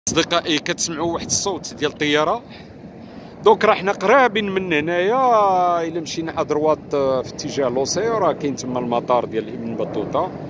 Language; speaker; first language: Arabic; native; Arabic